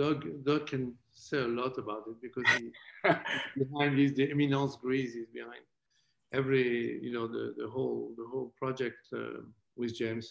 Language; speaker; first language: English; non-native, fluent; French